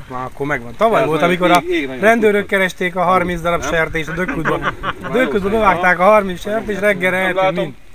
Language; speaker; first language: Hungarian; native; Hungarian